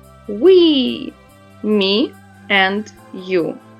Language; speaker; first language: English; non-native, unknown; Ukrainian